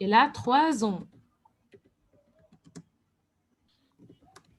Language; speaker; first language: French; non-native, fluent; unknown